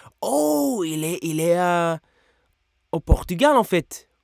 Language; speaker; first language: French; non-native, learner; English